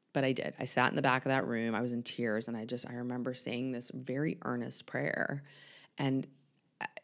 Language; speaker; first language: English; native; English